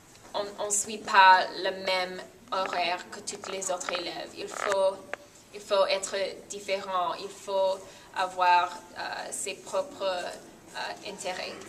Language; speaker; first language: French; non-native, fluent; English